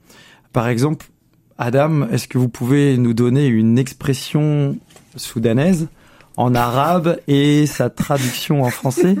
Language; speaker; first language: French; native; French